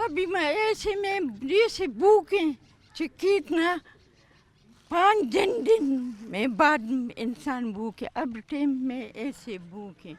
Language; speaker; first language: Hindi; non-native, local second language; Pashto